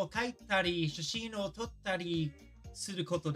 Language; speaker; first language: Japanese; non-native, learner; English